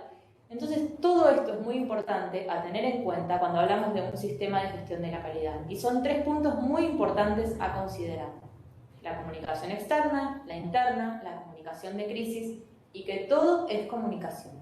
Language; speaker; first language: Spanish; native; Spanish